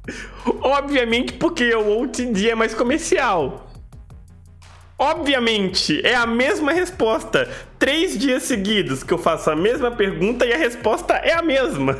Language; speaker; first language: Portuguese; native; Portuguese